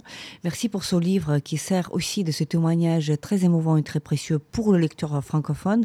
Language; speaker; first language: French; non-native, fluent; Ukrainian